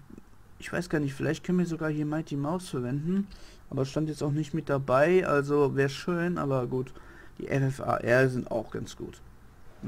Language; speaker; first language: German; native; German